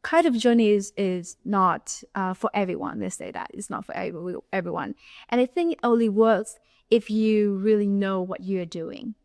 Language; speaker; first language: English; non-native, fluent; Vietnamese